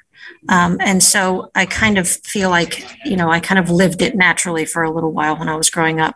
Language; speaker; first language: English; native; English